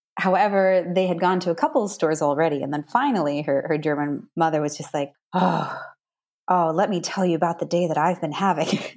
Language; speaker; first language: English; native; English